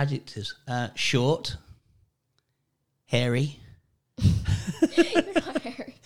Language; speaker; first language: English; native; English